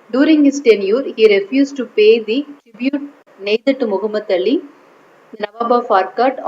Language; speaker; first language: English; non-native, local second language; Tamil